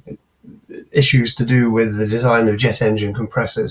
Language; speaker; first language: English; native; English